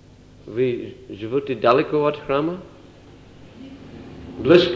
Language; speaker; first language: Russian; non-native, fluent; English